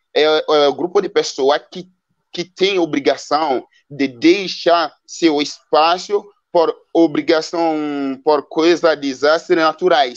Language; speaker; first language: Portuguese; non-native, fluent; Haitian Creole